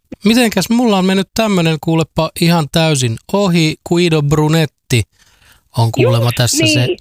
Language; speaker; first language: Finnish; native; Finnish